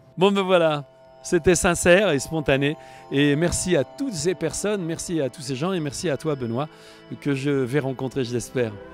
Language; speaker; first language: French; native; French